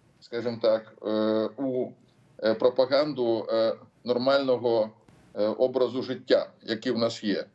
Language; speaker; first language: Ukrainian; non-native, local second language; Russian